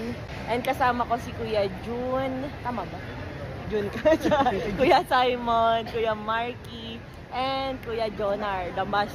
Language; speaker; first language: Filipino; native; Filipino